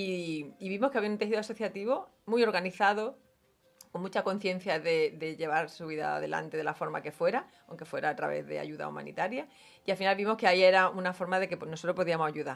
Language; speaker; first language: Spanish; native; Spanish